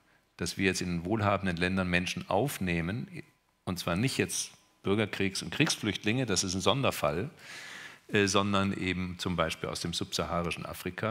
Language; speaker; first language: German; native; German